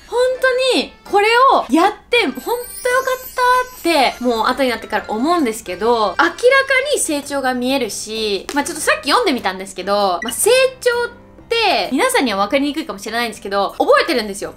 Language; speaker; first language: Japanese; native; Japanese